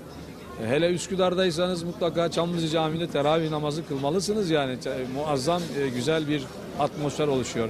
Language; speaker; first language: Turkish; native; Turkish